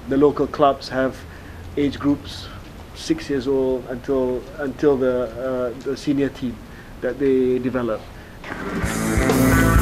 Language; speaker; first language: English; non-native, local second language; Malay